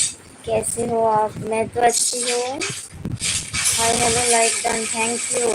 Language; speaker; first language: Hindi; non-native, local second language; Bangla